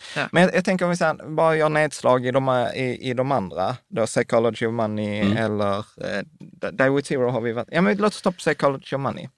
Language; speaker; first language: Swedish; native; Swedish